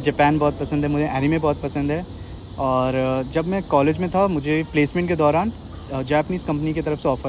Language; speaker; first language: Hindi; native; Hindi